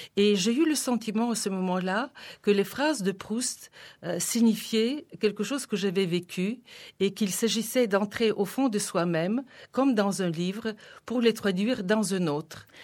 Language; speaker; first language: French; non-native, fluent; Bulgarian